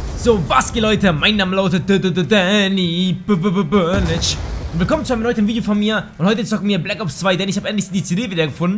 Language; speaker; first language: German; native; German